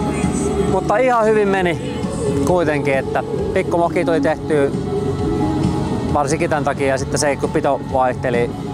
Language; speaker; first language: Finnish; native; Finnish